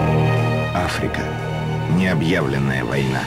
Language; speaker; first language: Russian; native; Russian